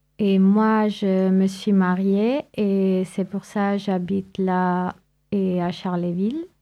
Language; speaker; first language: French; non-native, learner; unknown